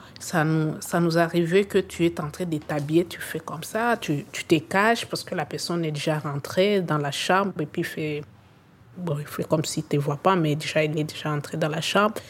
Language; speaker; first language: French; non-native, local second language; Swahili